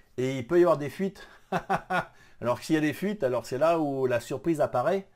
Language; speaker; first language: French; native; French